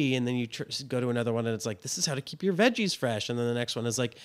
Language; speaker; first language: English; native; English